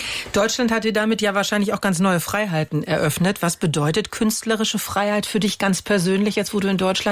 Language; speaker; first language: German; native; German